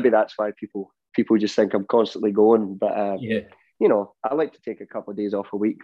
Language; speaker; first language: English; native; English